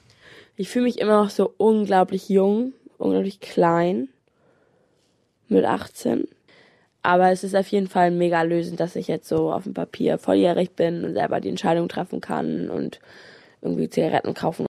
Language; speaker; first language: German; native; German